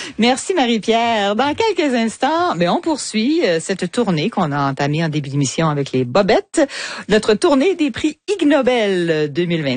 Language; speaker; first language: French; native; French